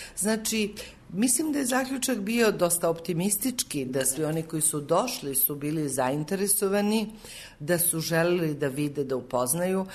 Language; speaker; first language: Serbian; native; Serbian